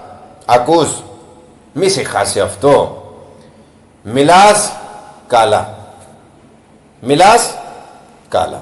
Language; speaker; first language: Greek; non-native, learner; Punjabi